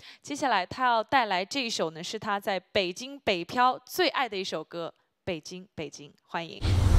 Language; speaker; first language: Chinese; native; Chinese